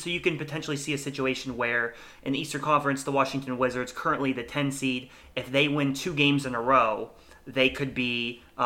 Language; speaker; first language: English; native; English